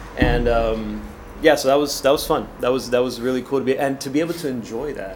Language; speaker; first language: English; early bilingual, other home language; Spanish